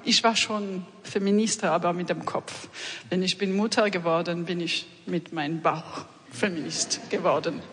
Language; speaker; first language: German; non-native, learner; French